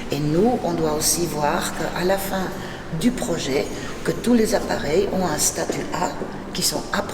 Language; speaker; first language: French; non-native, fluent; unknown